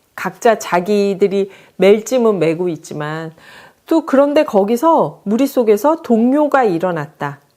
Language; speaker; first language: Korean; native; Korean